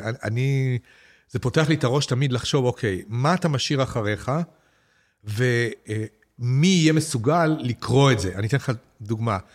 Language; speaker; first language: Hebrew; native; Hebrew